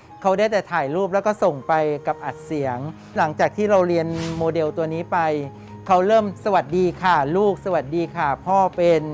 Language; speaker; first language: Thai; native; Thai